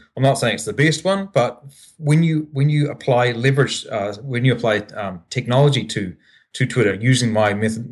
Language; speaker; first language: English; native; English